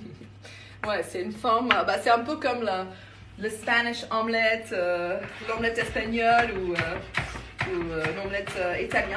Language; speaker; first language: French; non-native, fluent; English